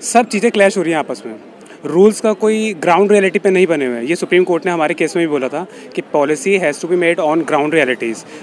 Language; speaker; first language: Hindi; native; Hindi